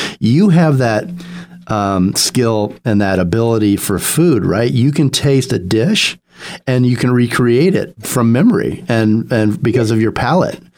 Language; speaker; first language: English; native; English